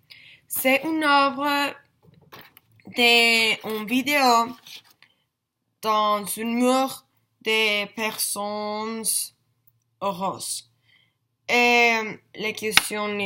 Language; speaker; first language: French; non-native, learner; Spanish